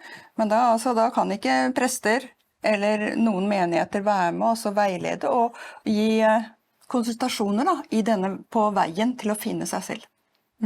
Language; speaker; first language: Norwegian; native; Norwegian